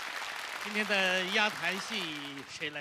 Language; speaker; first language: Chinese; native; Chinese